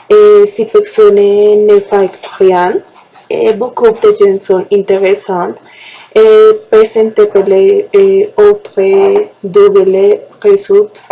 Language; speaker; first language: French; non-native, learner; Spanish